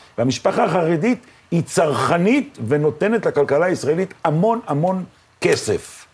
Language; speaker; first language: Hebrew; native; Hebrew